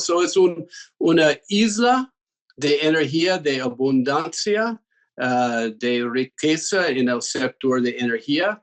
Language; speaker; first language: Spanish; non-native, fluent; English